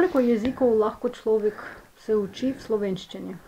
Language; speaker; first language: Slovenian; non-native, fluent; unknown